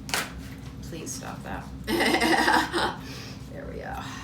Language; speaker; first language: English; native; English